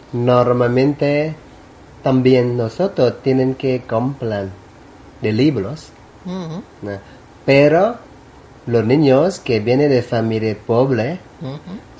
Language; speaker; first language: Spanish; non-native, learner; Thai